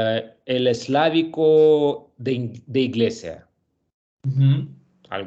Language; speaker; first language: Spanish; non-native, learner; Russian